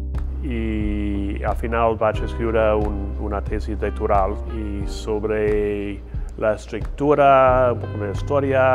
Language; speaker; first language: Catalan; non-native, fluent; English